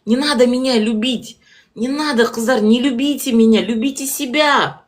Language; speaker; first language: Russian; non-native, local second language; Kazakh